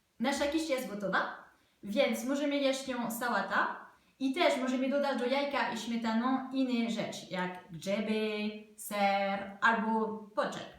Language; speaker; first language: Polish; non-native, learner; French